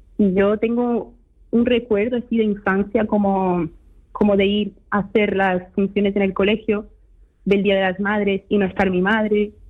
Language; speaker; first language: Spanish; early bilingual, other home language; Portuguese